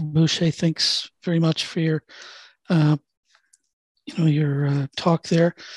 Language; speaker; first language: English; native; English